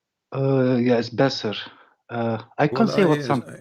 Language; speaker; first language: English; non-native, learner; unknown